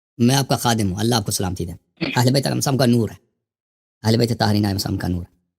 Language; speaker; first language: Urdu; native; Urdu